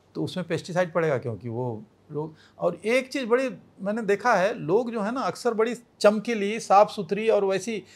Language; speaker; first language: Hindi; native; Hindi